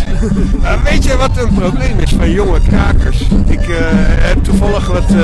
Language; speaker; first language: Dutch; native; Dutch